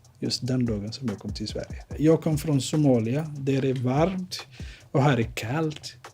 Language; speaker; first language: Swedish; non-native, fluent; Somali